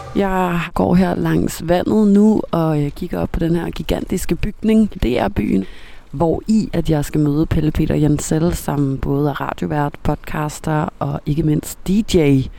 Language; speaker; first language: Danish; native; Danish